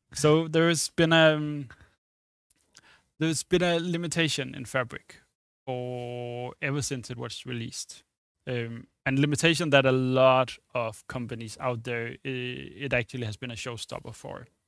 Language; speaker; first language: English; non-native, fluent; Danish